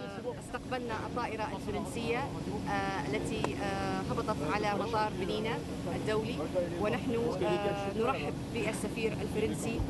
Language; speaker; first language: Arabic; native; Arabic